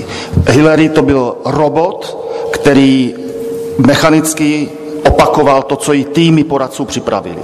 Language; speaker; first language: Czech; native; Czech